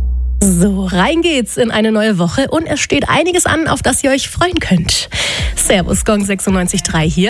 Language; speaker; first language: German; native; German